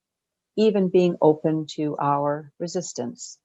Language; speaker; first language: English; native; English